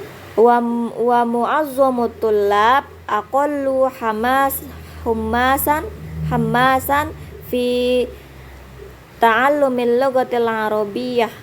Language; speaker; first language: Arabic; non-native, learner; Indonesian